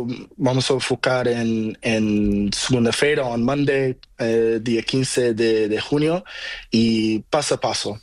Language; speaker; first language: Spanish; non-native, learner; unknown